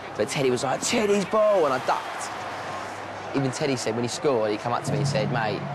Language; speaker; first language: English; native; English